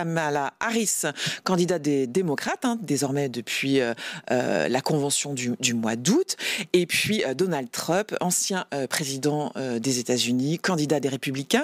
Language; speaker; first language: French; native; French